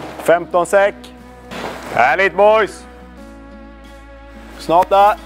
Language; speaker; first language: Swedish; native; Swedish